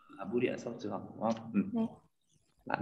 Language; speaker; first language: Vietnamese; native; Vietnamese